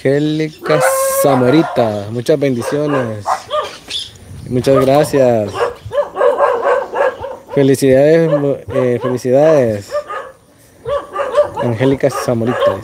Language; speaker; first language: Spanish; native; Spanish